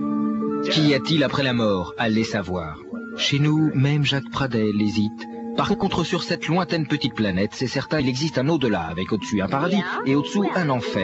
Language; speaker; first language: French; native; French